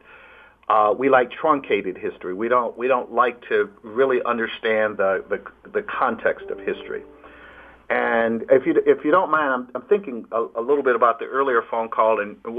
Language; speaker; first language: English; native; English